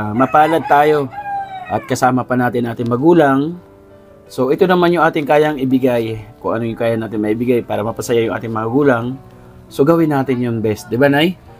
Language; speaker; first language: Filipino; native; Filipino